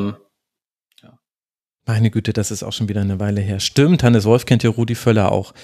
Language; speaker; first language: German; native; German